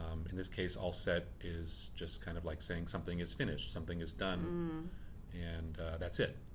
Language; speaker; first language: English; native; English